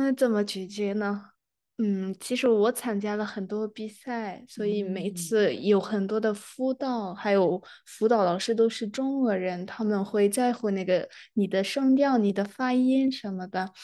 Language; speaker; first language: Chinese; non-native, fluent; Arabic